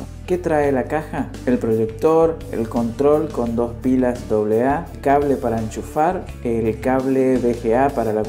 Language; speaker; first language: Spanish; native; Spanish